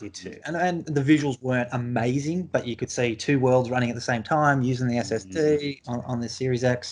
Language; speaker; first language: English; native; English